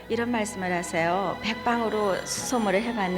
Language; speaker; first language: Korean; native; Korean